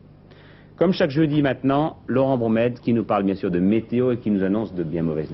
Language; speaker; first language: French; native; French